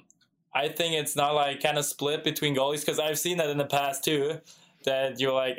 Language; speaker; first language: English; non-native, fluent; German